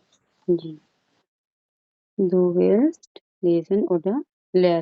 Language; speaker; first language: German; non-native, fluent; Urdu